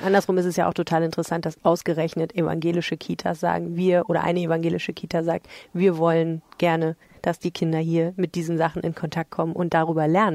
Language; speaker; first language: German; native; German